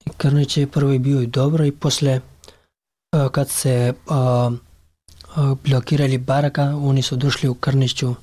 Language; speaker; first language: Serbian; non-native, learner; Pashto